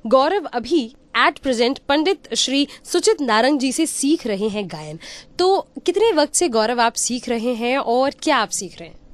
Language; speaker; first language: Hindi; native; Hindi